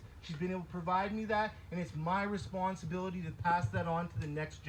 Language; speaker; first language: English; early bilingual, other home language; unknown